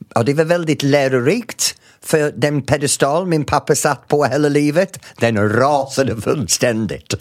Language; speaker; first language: Swedish; non-native, fluent; English